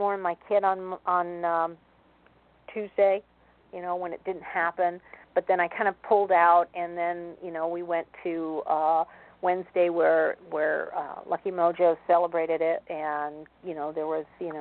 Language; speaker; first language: English; native; English